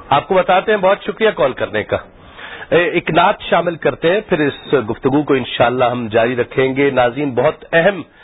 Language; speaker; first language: Urdu; native; Urdu